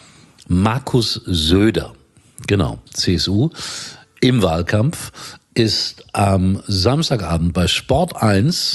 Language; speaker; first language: German; native; German